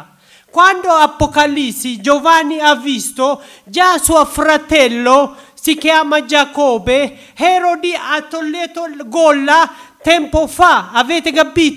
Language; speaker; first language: Italian; non-native, learner; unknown